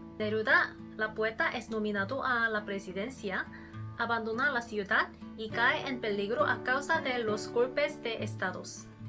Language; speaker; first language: Spanish; non-native, learner; Korean